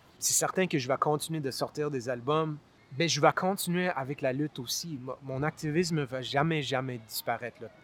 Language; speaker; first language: French; non-native, local second language; English